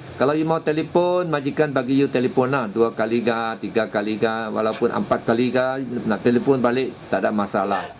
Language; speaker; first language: Malay; non-native, local second language; Chinese